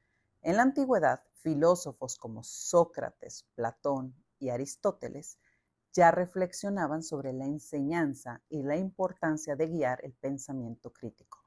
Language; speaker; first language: Spanish; native; Spanish